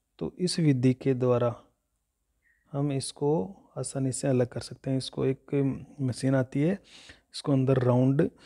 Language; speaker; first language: Hindi; native; Hindi